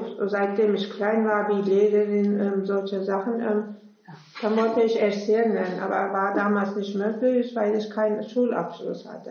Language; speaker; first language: German; non-native, fluent; Turkish